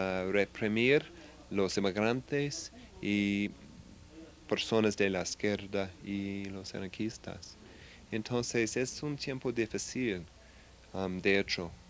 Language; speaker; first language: Spanish; non-native, fluent; English